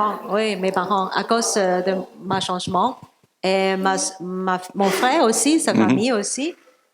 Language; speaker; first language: French; non-native, learner; Cantonese